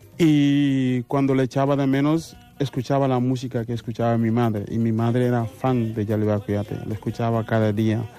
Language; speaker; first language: Spanish; non-native, fluent; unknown